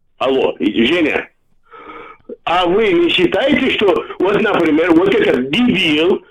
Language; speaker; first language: Russian; non-native, local second language; Uzbek